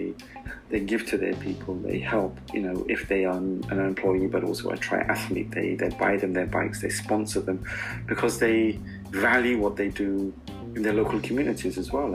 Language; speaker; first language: English; non-native, local second language; Urdu